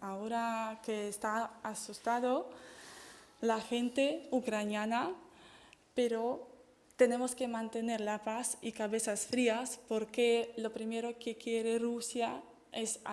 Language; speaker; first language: Spanish; non-native, fluent; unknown